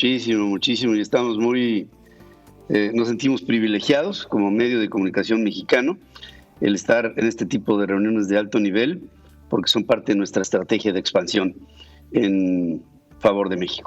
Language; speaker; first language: Spanish; native; Spanish